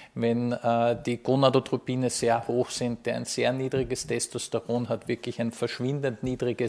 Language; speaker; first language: German; native; German